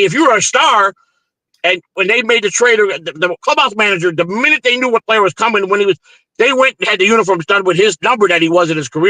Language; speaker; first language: English; native; English